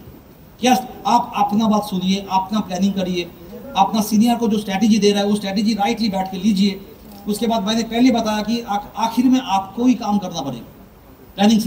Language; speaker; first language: Hindi; non-native, local second language; Bangla